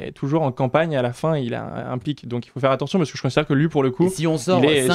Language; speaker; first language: French; native; French